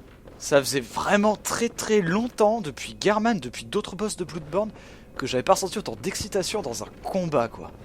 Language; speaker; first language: French; native; French